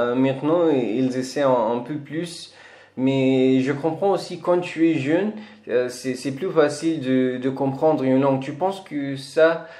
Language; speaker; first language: French; non-native, fluent; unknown